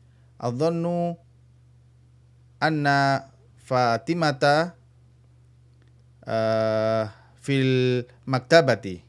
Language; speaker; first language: Arabic; non-native, fluent; Indonesian